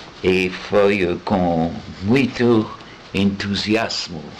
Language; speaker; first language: Portuguese; non-native, fluent; French